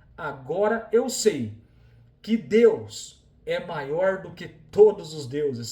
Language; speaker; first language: Portuguese; native; Portuguese